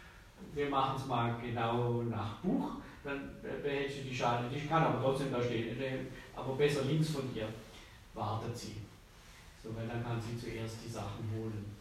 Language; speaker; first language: German; native; German